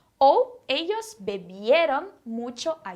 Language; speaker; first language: Spanish; non-native, fluent; Portuguese